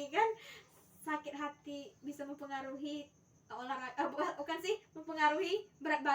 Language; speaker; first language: Indonesian; native; Indonesian